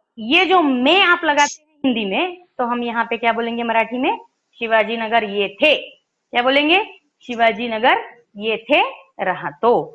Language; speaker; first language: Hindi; non-native, local second language; Marathi